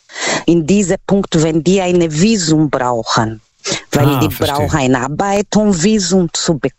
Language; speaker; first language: German; non-native, learner; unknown